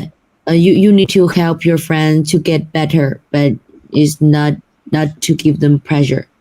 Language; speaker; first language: English; non-native, learner; Chinese